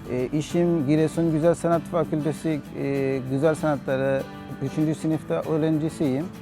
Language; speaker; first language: Turkish; non-native, learner; Haitian Creole